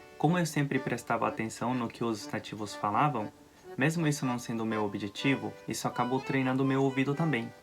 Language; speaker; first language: Portuguese; non-native, fluent; Japanese